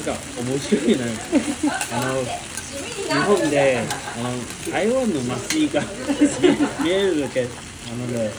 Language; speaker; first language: Japanese; non-native, learner; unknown